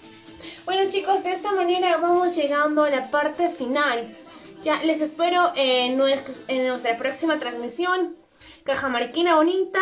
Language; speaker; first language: Spanish; native; Spanish